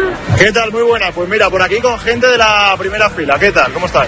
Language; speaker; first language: Spanish; native; Spanish